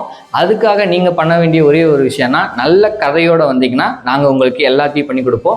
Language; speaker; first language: Tamil; native; Tamil